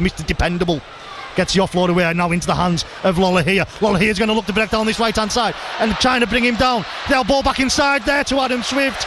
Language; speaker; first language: English; native; English